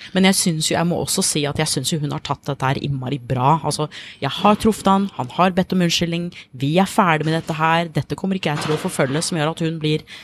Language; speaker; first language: Norwegian; non-native, fluent; English